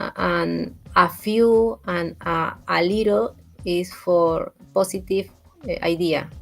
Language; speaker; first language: English; non-native, learner; Spanish